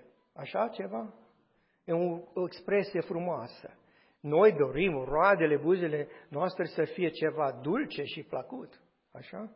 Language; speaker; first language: Romanian; non-native, fluent; English